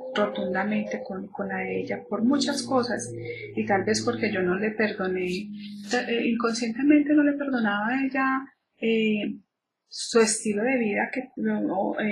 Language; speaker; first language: Spanish; native; Spanish